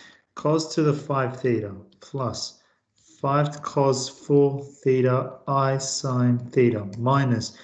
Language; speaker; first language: English; native; English